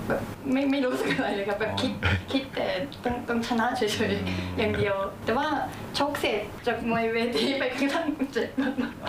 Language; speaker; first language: Thai; early bilingual, heritage; Japanese